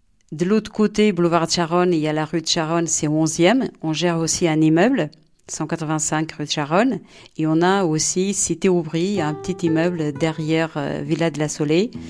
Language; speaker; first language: French; non-native, fluent; Portuguese